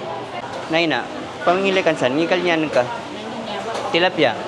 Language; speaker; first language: Filipino; native; Filipino